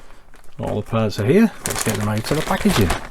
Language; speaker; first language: English; native; English